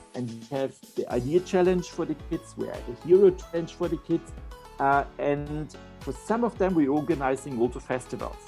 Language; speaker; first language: English; non-native, fluent; German